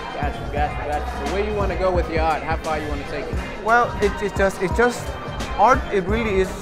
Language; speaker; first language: English; non-native, fluent; Spanish